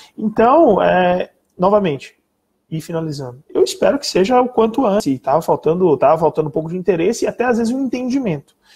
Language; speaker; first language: Portuguese; native; Portuguese